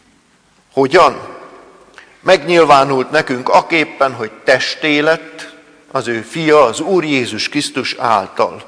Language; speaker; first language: Hungarian; native; Hungarian